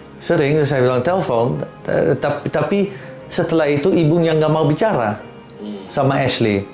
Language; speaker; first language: Indonesian; non-native, fluent; Dutch